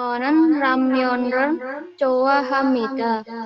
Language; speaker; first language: Korean; non-native, learner; Indonesian